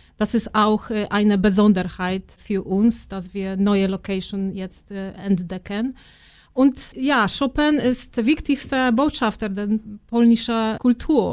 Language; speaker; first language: German; non-native, fluent; Polish